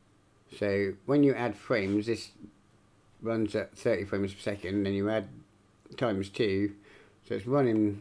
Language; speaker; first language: English; native; English